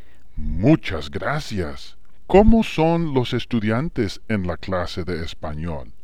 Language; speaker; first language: Spanish; non-native, learner; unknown